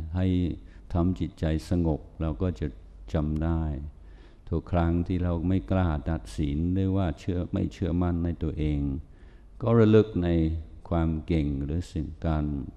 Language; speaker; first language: Thai; non-native, fluent; English